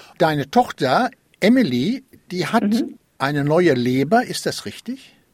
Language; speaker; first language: German; native; German